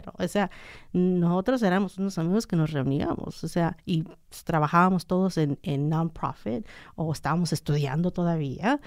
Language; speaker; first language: Spanish; early bilingual, heritage; Spanish